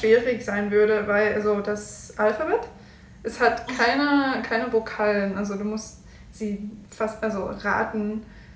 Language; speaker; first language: German; non-native, learner; English